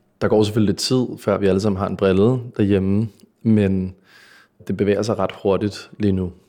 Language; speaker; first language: Danish; native; Danish